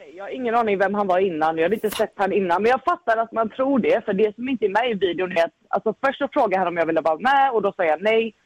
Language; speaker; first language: Swedish; native; Swedish